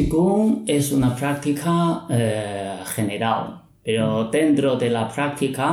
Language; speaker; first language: Spanish; non-native, fluent; Chinese